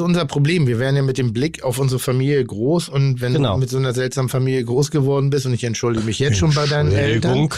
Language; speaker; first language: German; native; German